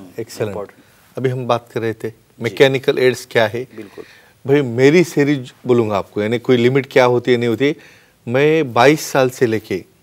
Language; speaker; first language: Hindi; non-native, local second language; Marathi